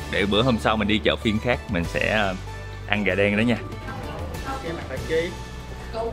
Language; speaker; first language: Vietnamese; native; Vietnamese